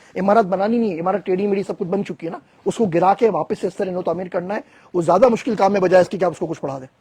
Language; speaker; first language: Urdu; native; Urdu